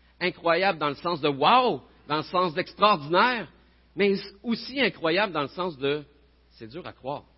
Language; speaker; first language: French; native; French